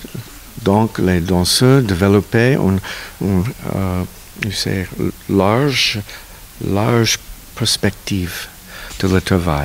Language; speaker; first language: French; non-native, learner; English